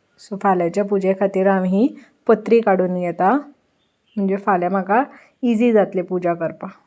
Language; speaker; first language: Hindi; non-native, local second language; Konkani